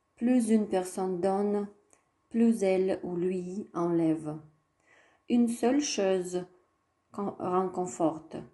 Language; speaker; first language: French; non-native, fluent; Russian